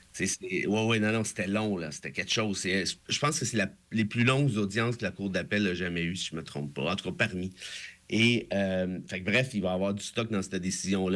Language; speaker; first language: French; native; French